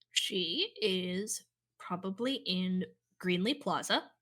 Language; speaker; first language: English; native; English